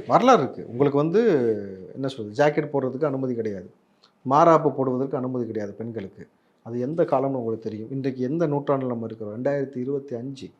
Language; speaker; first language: Tamil; native; Tamil